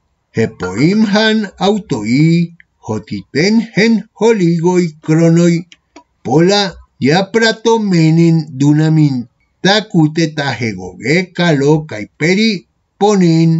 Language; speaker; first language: Greek; non-native, learner; Spanish